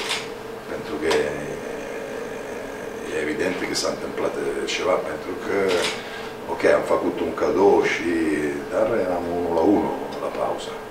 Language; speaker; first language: Romanian; non-native, fluent; Italian